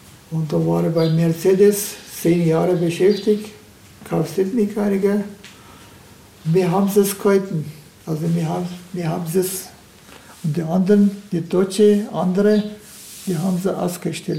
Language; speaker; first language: German; non-native, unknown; Turkish